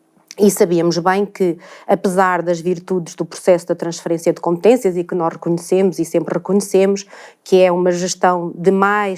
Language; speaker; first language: Portuguese; native; Portuguese